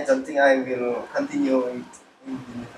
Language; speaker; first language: English; non-native, local second language; Indonesian